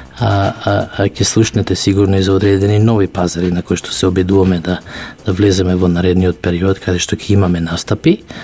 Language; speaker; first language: Macedonian; native; Macedonian